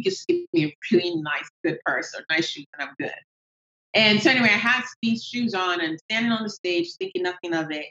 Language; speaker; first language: English; non-native, local second language; Yoruba